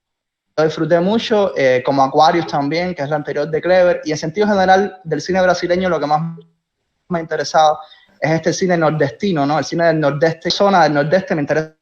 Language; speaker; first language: Spanish; native; Spanish